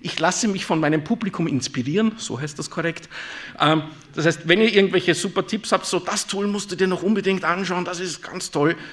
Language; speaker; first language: German; native; German